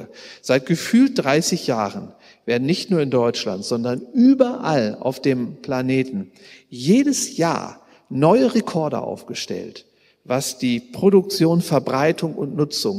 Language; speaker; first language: German; native; German